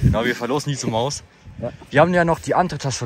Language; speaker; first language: German; native; German